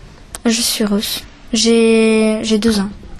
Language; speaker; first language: French; non-native, learner; Russian